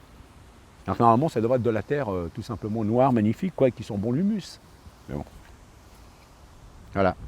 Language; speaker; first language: French; native; French